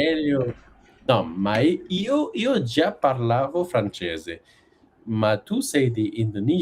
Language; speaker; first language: Italian; non-native, fluent; French